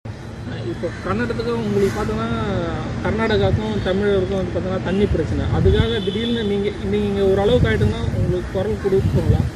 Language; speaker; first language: Tamil; native; Tamil